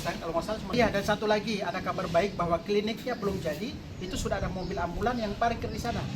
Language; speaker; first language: Indonesian; native; Indonesian